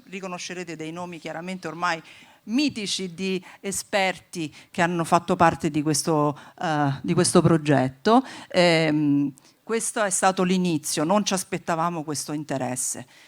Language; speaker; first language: Italian; native; Italian